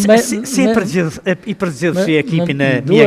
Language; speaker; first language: Albanian; native; Albanian